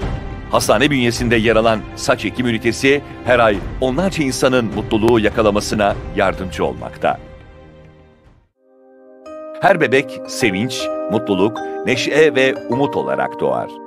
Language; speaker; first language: Turkish; native; Turkish